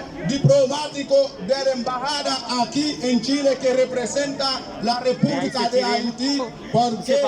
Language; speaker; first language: Spanish; non-native, fluent; Haitian Creole